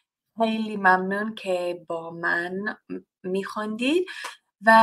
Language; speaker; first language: Persian; non-native, fluent; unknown